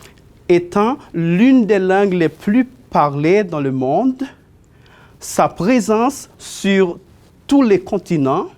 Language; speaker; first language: French; non-native, fluent; Spanish